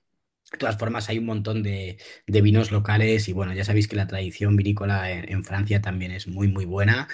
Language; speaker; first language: Spanish; native; Spanish